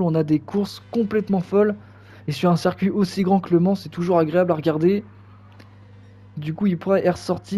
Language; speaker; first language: French; native; French